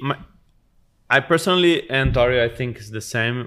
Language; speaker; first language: English; non-native, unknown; Portuguese